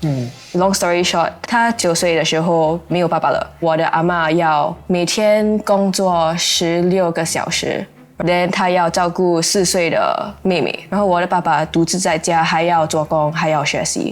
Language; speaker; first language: Chinese; non-native, local second language; English